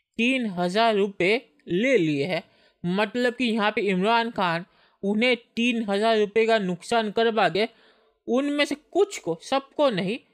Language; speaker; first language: Hindi; native; Hindi